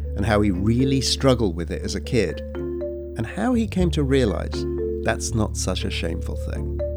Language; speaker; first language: English; native; English